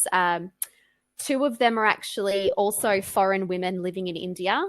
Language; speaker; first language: English; native; English